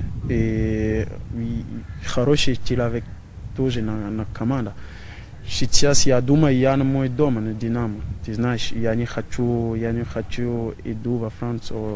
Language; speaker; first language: Ukrainian; non-native, learner; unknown